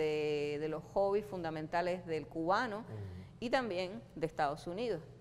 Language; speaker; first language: Spanish; native; Spanish